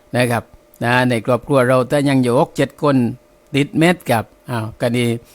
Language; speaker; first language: Thai; native; Thai